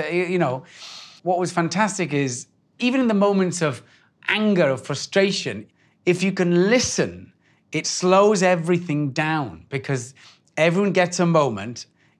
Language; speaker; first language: English; native; English